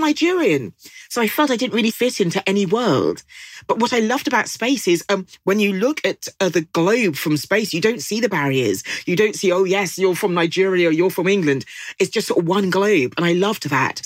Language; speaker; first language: English; native; English